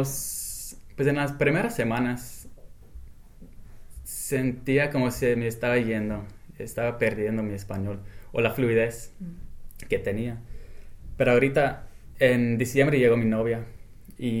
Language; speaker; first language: Spanish; non-native, fluent; English